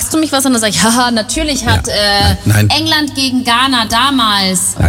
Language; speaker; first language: German; native; German